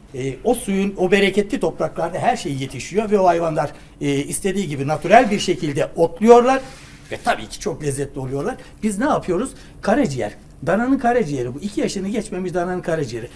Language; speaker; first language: Turkish; native; Turkish